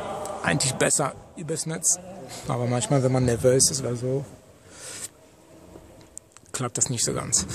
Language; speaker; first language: German; non-native, fluent; Polish